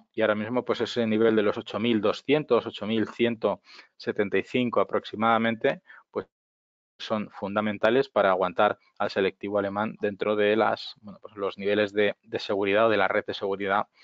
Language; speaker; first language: Spanish; native; Spanish